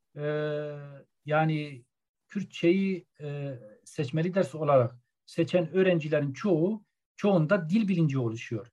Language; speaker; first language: Turkish; non-native, local second language; Zaza